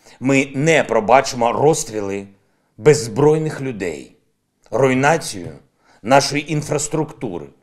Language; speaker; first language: Ukrainian; non-native, local second language; Russian